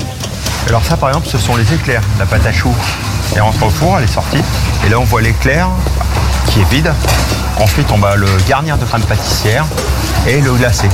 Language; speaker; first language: French; native; French